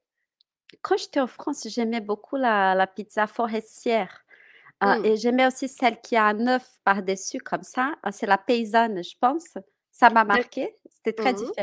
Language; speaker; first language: French; non-native, fluent; Portuguese